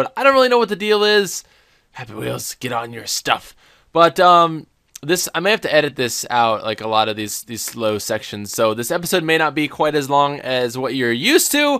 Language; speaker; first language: English; native; English